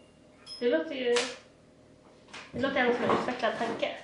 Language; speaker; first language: Swedish; native; Swedish